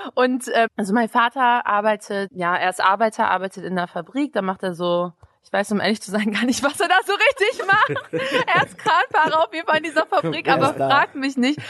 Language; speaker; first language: German; native; German